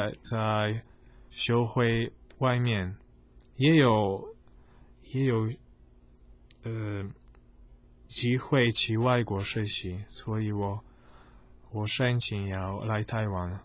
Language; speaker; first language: Chinese; non-native, fluent; Polish